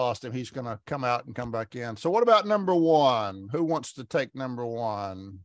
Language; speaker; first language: English; native; English